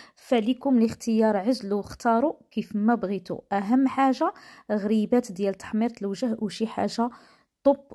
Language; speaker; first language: Arabic; native; Arabic